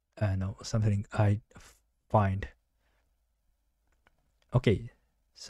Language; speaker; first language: English; non-native, learner; Japanese